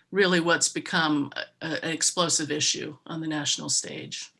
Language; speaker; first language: English; native; English